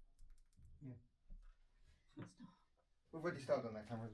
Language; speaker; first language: English; native; English